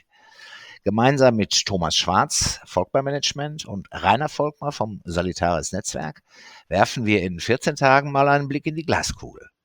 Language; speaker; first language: German; native; German